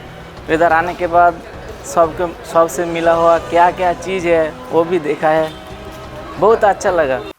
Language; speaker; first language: Hindi; non-native, local second language; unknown